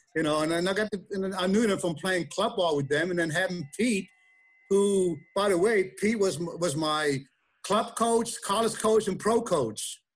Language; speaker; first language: English; early bilingual, other home language; German